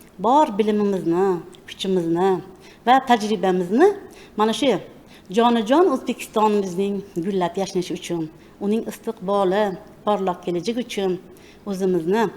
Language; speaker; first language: Uzbek; native; Uzbek